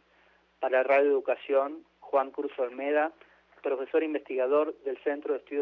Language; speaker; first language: Spanish; native; Spanish